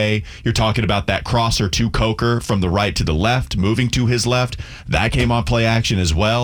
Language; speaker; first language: English; native; English